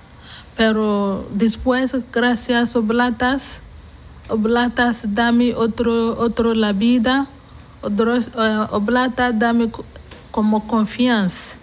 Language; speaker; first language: Spanish; non-native, learner; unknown